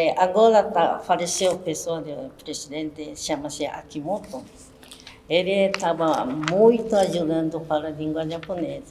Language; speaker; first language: Portuguese; non-native, learner; Japanese